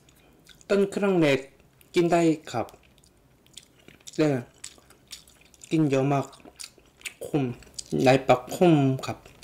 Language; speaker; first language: Thai; non-native, learner; Korean